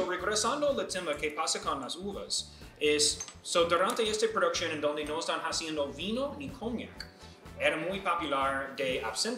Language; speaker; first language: Spanish; non-native, learner; English